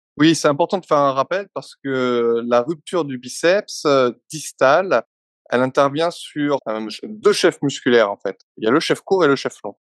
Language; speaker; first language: French; native; French